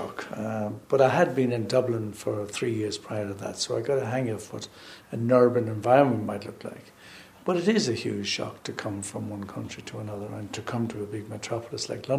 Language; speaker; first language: English; native; English